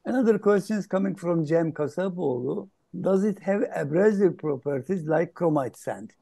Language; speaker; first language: English; non-native, fluent; Turkish